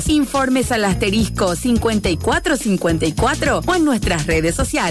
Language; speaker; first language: Spanish; native; Spanish